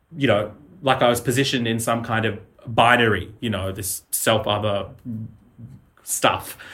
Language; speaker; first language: English; native; English